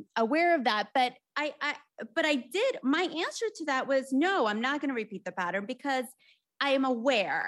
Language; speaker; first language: English; early bilingual, other home language; Spanish